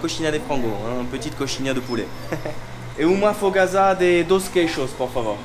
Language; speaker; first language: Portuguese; non-native, learner; French